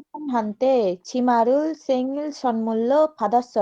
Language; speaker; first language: Korean; non-native, learner; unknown